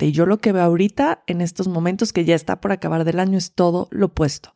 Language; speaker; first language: Spanish; native; Spanish